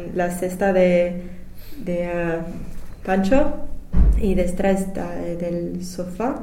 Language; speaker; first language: Spanish; non-native, learner; English